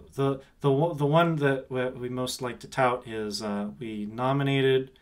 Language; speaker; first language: English; native; English